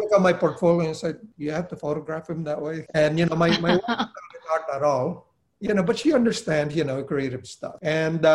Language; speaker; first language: English; non-native, local second language; Filipino